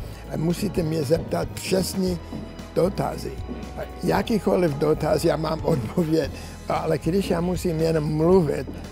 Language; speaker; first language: Czech; non-native, learner; English